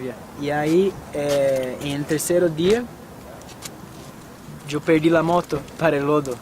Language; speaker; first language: Spanish; non-native, fluent; Portuguese